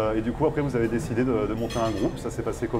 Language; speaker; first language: French; native; French